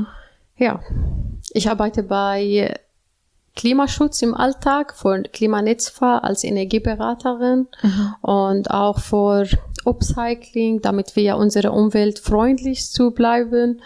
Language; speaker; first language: German; non-native, learner; Arabic